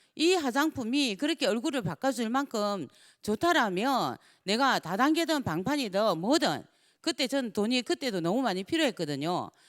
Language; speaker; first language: Korean; native; Korean